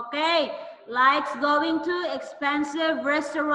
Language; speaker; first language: English; non-native, fluent; Thai